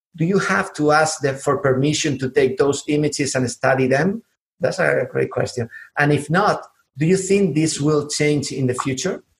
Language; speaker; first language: English; non-native, fluent; Spanish